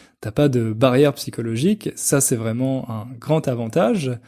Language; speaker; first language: French; native; French